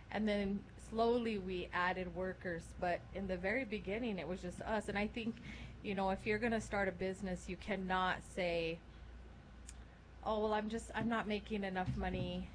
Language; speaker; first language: English; early bilingual, other home language; Spanish